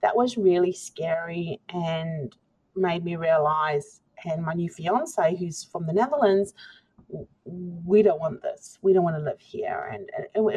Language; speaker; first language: English; native; English